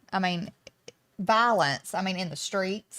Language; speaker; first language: English; native; English